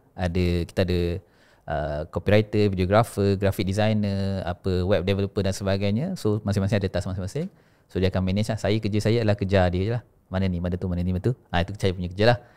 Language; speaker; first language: Malay; native; Malay